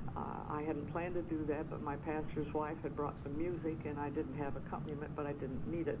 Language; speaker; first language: English; native; English